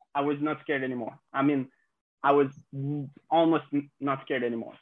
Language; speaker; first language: English; non-native, fluent; French